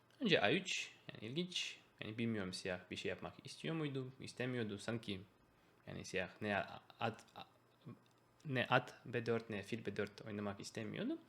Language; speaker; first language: Turkish; non-native, fluent; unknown